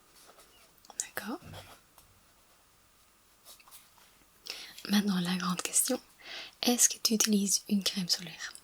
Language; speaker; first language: French; non-native, fluent; English